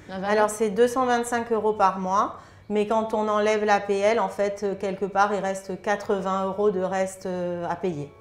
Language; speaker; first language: French; native; French